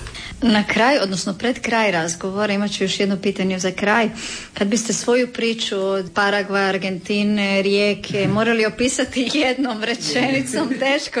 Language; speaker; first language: Serbian; native; Serbian